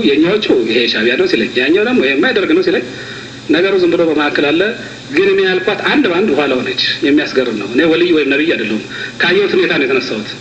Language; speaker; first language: Amharic; native; Amharic